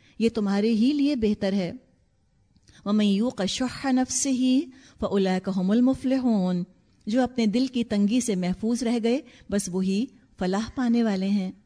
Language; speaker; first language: Urdu; native; Urdu